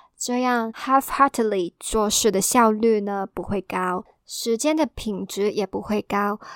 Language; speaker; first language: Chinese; non-native, local second language; Cantonese